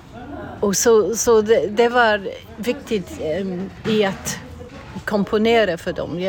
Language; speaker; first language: Swedish; non-native, learner; English